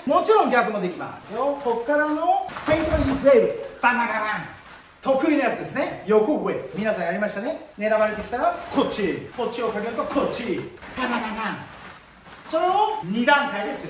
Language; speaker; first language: Japanese; native; Japanese